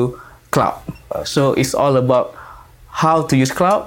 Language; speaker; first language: English; non-native, local second language; Malay